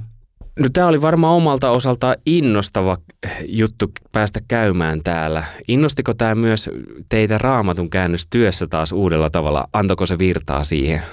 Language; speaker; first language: Finnish; native; Finnish